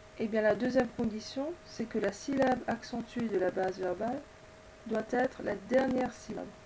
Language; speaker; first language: French; native; French